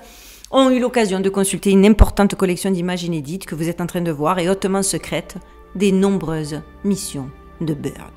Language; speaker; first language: French; native; French